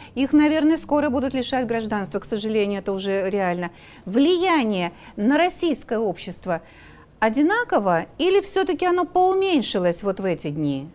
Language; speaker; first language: Russian; native; Russian